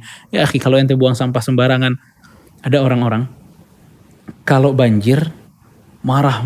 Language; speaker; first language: Indonesian; native; Indonesian